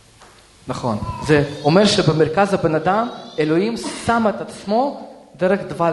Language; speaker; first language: Hebrew; early bilingual, other home language; Russian